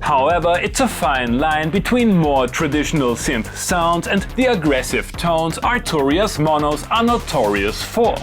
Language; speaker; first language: English; non-native, fluent; German